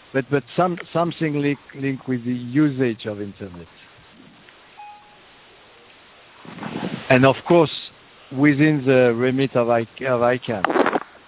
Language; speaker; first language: English; non-native, fluent; French